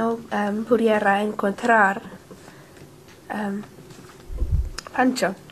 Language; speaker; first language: Spanish; non-native, learner; English